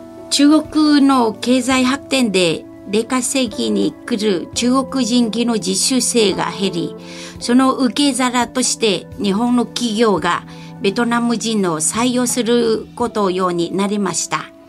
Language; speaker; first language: Japanese; non-native, fluent; Vietnamese